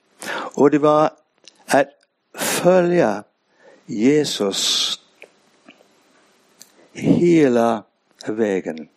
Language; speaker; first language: Swedish; non-native, fluent; English